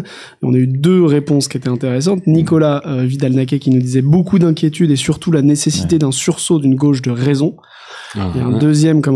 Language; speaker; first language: French; native; French